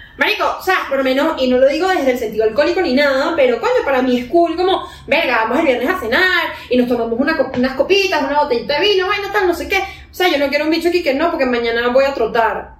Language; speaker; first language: Spanish; native; Spanish